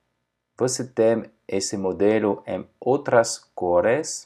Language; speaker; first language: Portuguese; non-native, fluent; French